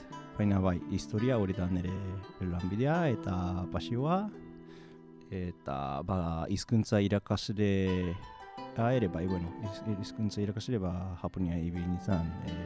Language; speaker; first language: Basque; non-native, fluent; Japanese